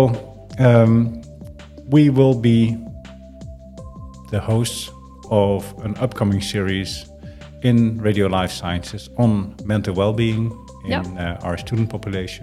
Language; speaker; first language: English; non-native, fluent; Dutch